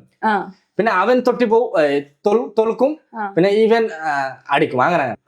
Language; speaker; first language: Malayalam; non-native, local second language; Bangla